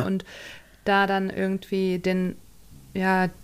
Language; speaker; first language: German; native; German